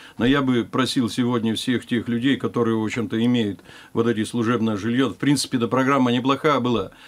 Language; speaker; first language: Russian; native; Russian